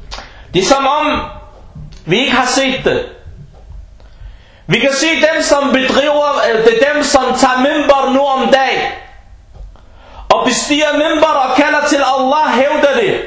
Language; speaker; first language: Danish; early bilingual, other home language; Arabic